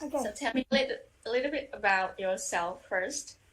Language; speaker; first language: English; non-native, fluent; Vietnamese